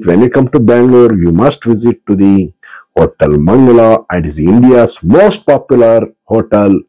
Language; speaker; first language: English; non-native, local second language; Kannada